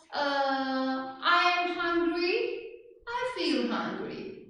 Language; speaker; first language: English; non-native, fluent; Turkish